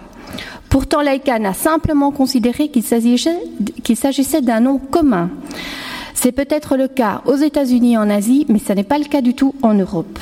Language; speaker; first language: French; native; French